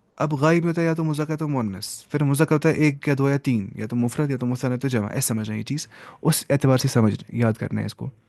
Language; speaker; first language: Urdu; native; Urdu